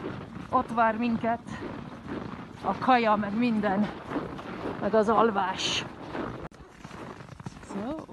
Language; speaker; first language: Hungarian; early bilingual, heritage; Hungarian